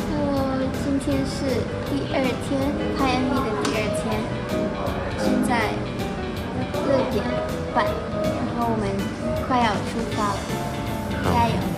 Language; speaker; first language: Chinese; non-native, fluent; Thai